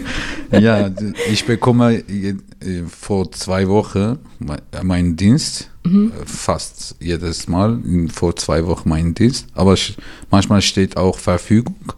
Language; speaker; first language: German; non-native, learner; Turkish